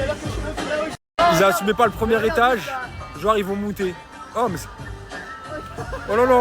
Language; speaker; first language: French; native; French